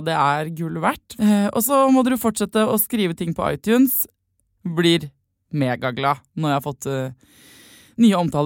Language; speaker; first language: Norwegian; native; Norwegian